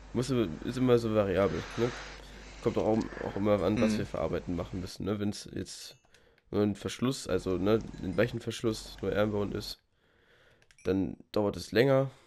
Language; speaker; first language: German; native; German